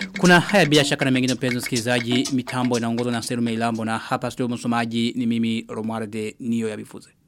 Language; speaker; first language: Swahili; non-native, local second language; Rundi